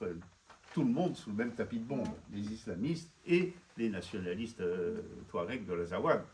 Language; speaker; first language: French; native; French